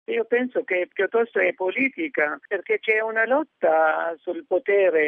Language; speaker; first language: Italian; non-native, fluent; Arabic